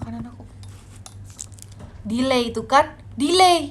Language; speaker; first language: Indonesian; native; Indonesian